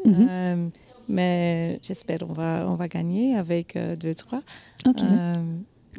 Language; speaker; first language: French; non-native, local second language; Dutch